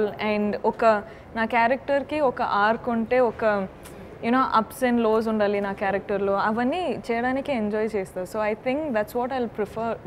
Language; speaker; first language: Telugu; non-native, local second language; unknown